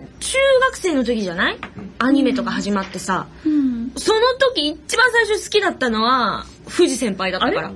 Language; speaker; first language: Japanese; native; Japanese